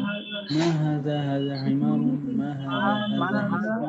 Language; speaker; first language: Arabic; non-native, learner; Bangla